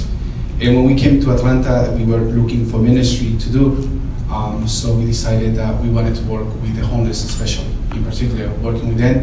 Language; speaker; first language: English; non-native, fluent; Spanish